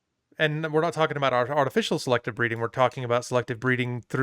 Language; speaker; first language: English; native; English